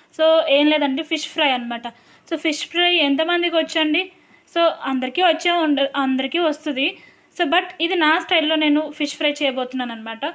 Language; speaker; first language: Telugu; non-native, local second language; Lambadi